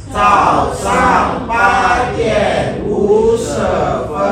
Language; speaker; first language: Chinese; non-native, learner; Indonesian